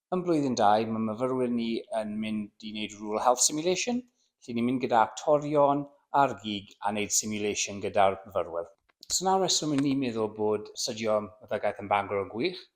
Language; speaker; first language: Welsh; non-native, local second language; English